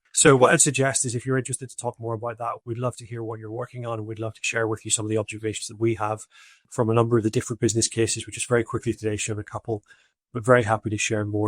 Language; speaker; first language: English; native; English